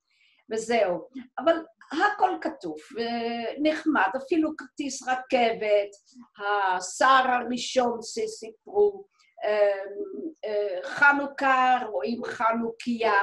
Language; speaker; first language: Hebrew; non-native, fluent; Dutch